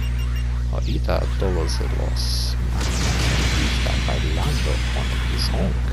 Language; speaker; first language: Spanish; non-native, learner; English